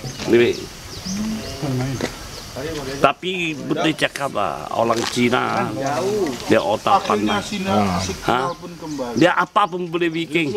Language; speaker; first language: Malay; non-native, local second language; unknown